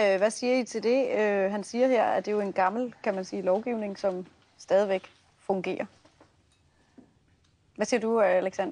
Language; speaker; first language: Danish; native; Danish